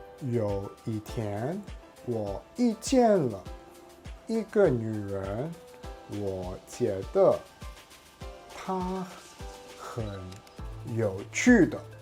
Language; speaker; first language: Chinese; non-native, learner; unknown